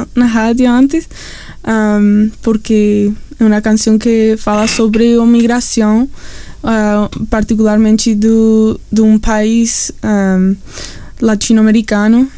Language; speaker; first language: Portuguese; non-native, learner; English